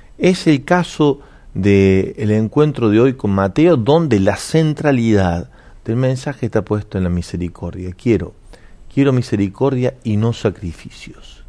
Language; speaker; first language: Spanish; native; Spanish